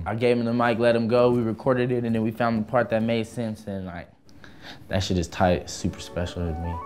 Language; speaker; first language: English; native; English